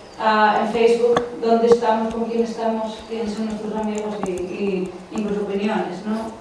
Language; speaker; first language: Spanish; native; Spanish